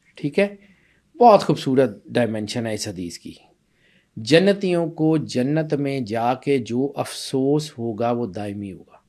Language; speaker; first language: Urdu; non-native, local second language; Punjabi